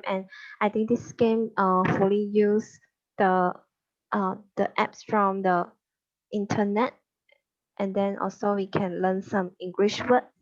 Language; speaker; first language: English; non-native, learner; Chinese